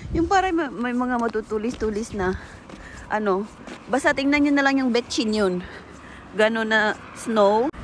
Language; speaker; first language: Filipino; native; Filipino